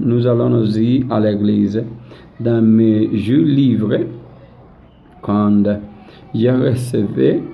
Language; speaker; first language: French; non-native, learner; Spanish